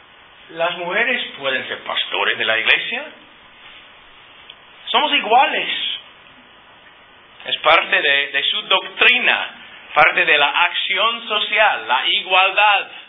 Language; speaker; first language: Spanish; non-native, fluent; English